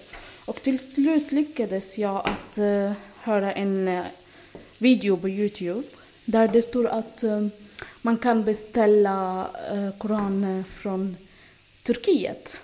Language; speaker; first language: Swedish; non-native, fluent; Arabic